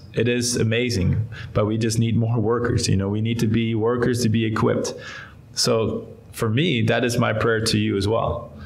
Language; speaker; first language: English; non-native, fluent; Dutch